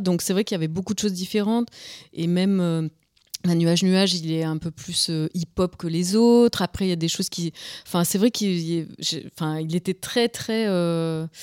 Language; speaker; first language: French; native; French